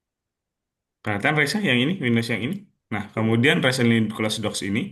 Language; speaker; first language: Indonesian; native; Indonesian